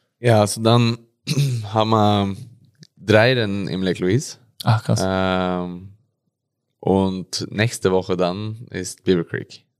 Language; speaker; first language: German; non-native, learner; Norwegian